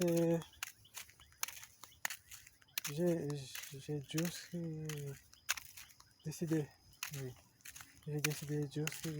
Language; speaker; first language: French; non-native, learner; Portuguese